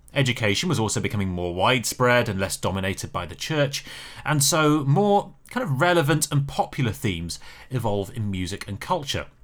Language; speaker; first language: English; native; English